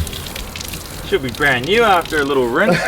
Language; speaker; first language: English; native; English